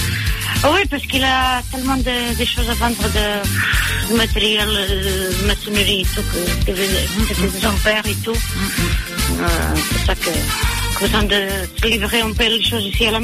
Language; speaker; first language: French; non-native, local second language; Portuguese